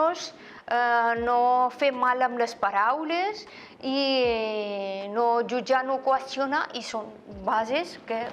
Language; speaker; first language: Catalan; non-native, fluent; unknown